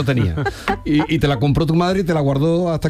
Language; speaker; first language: Spanish; native; Spanish